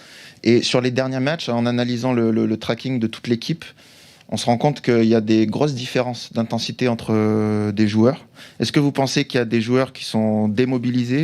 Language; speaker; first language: French; native; French